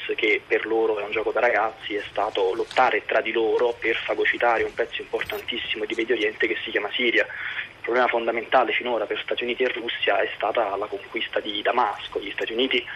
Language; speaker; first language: Italian; native; Italian